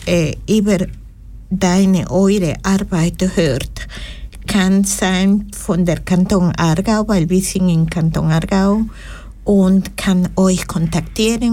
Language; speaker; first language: German; non-native, learner; Spanish